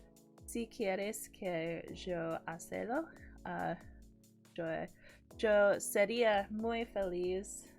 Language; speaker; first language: Spanish; non-native, learner; English